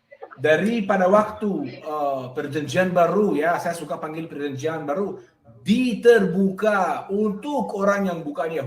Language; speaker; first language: Indonesian; non-native, fluent; Hebrew